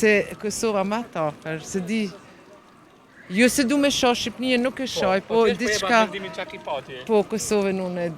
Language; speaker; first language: Albanian; early bilingual, heritage; Albanian